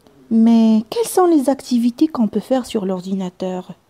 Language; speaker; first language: French; non-native, local second language; Arabic